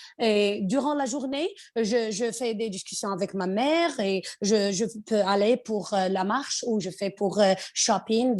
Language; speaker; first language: French; non-native, local second language; Arabic